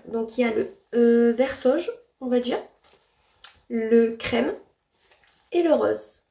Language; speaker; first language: French; native; French